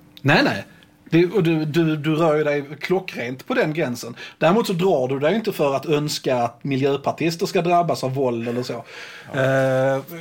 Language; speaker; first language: Swedish; native; Swedish